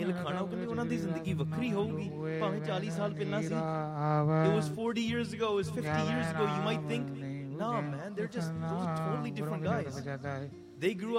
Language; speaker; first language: English; native; English